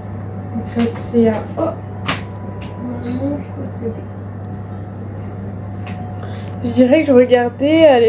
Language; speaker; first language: French; native; French